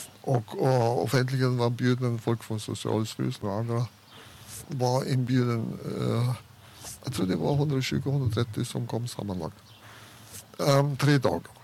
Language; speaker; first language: Swedish; non-native, fluent; German